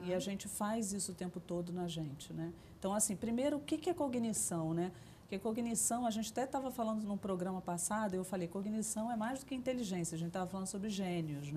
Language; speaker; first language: Portuguese; native; Portuguese